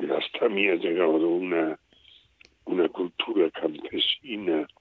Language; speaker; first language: Spanish; native; Spanish